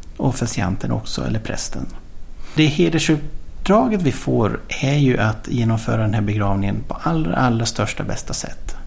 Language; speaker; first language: Swedish; native; Swedish